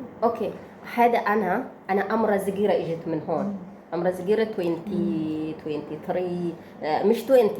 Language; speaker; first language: Arabic; non-native, learner; Oromo